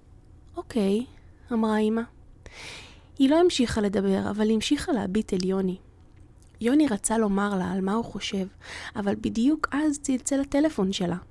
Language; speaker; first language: Hebrew; native; Hebrew